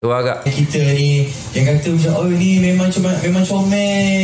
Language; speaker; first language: Indonesian; native; Indonesian